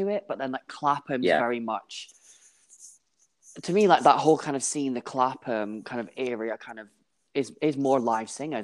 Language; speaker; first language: English; native; English